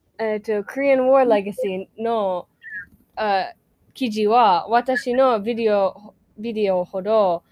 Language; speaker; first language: Japanese; non-native, learner; English